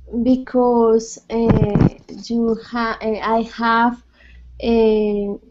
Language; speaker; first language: English; non-native, learner; Spanish